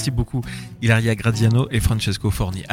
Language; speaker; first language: French; native; French